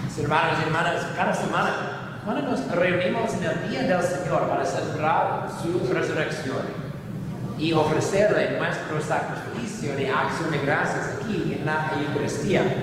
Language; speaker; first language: Spanish; non-native, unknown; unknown